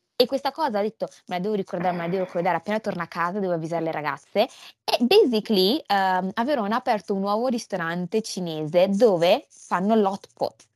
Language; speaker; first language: Italian; early bilingual, heritage; Italian